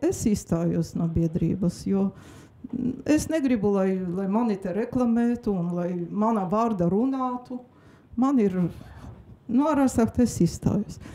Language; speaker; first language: Latvian; non-native, local second language; Russian